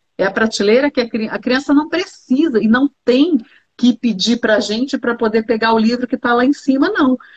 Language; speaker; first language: Portuguese; native; Portuguese